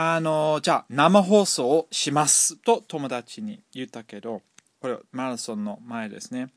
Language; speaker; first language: Japanese; non-native, fluent; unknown